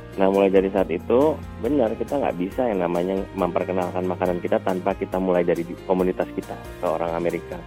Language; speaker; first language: Indonesian; native; Indonesian